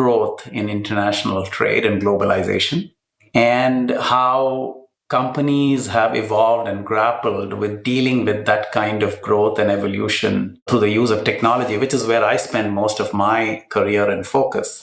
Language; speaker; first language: English; non-native, local second language; Malayalam